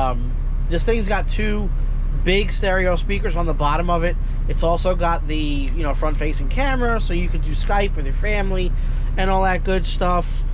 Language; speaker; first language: English; native; English